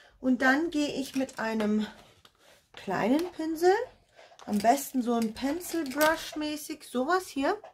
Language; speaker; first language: German; non-native, fluent; Russian